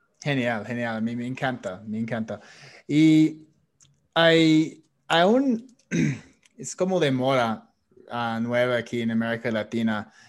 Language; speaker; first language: Spanish; non-native, fluent; English